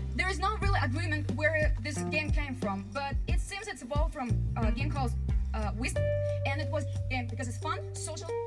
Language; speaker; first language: English; non-native, learner; Russian